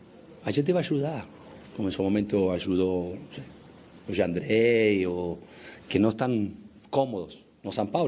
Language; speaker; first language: Portuguese; non-native, fluent; Spanish